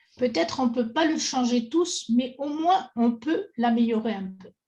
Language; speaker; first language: French; non-native, fluent; Spanish